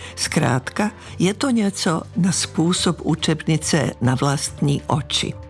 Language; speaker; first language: Czech; non-native, fluent; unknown